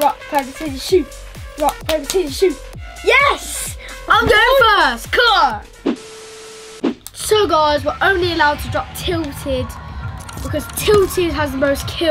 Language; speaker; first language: English; native; English